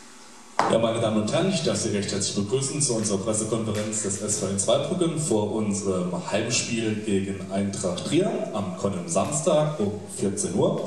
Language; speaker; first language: German; native; German